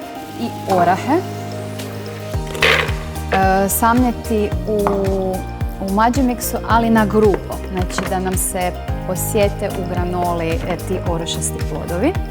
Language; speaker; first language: Croatian; native; Croatian